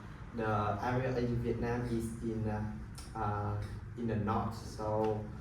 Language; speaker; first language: English; non-native, learner; Vietnamese